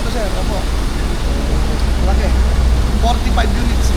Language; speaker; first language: Filipino; native; Filipino